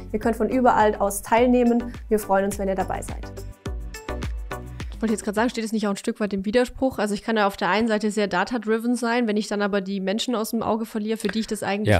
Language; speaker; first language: German; native; German